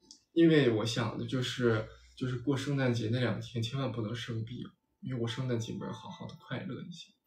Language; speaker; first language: Chinese; native; Chinese